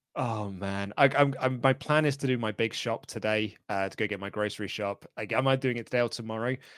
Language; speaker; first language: English; native; English